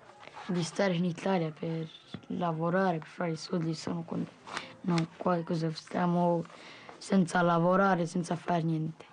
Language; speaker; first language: Italian; early bilingual, other home language; Romanian